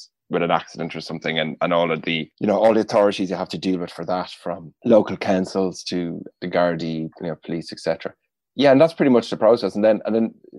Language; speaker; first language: English; native; English